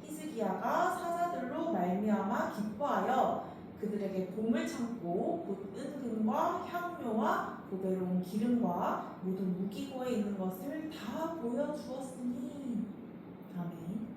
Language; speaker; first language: Korean; native; Korean